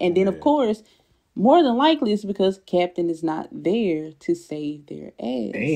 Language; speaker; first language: English; native; English